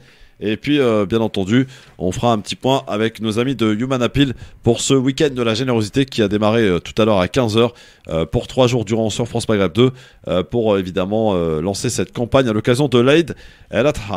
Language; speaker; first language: French; native; French